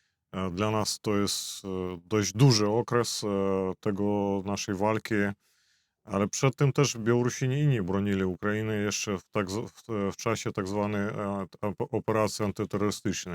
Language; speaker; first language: Polish; non-native, fluent; Belarusian